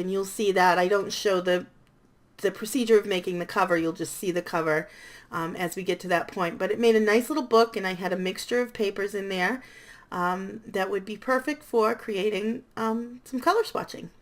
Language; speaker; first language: English; native; English